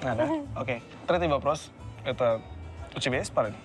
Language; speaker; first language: Russian; non-native, learner; Indonesian